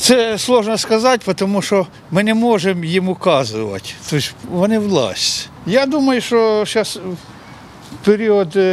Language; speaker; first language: Ukrainian; non-native, local second language; Russian